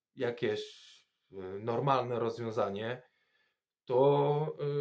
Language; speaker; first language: Polish; non-native, fluent; French